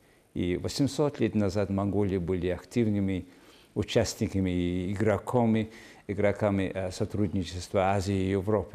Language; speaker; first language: Russian; non-native, fluent; Mongolian